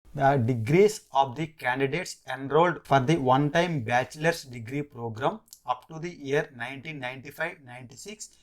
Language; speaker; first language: English; non-native, local second language; Telugu